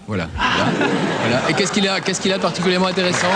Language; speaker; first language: French; native; French